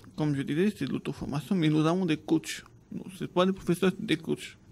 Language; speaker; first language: French; native; French